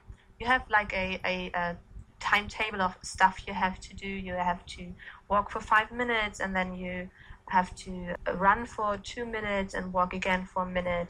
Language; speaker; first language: English; non-native, fluent; German